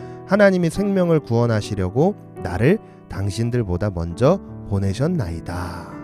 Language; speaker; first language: Korean; native; Korean